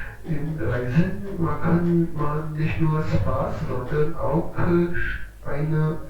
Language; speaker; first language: German; non-native, learner; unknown